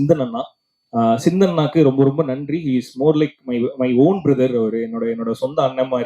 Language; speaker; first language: Tamil; native; Tamil